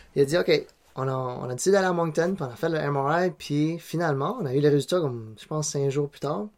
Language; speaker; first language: French; non-native, local second language; Cantonese